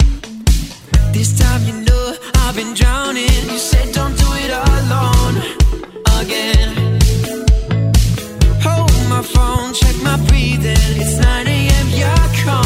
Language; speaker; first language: English; native; English